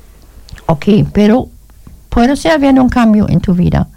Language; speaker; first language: Spanish; non-native, learner; German